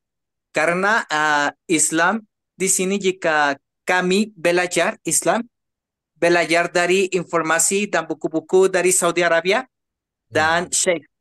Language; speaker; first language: Indonesian; non-native, learner; Spanish